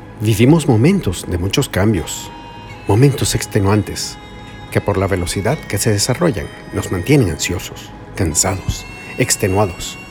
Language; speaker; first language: Spanish; native; Spanish